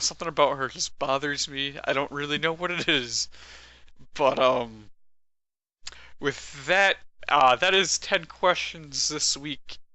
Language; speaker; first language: English; native; English